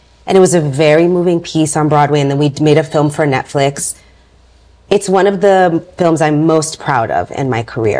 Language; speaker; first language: English; native; English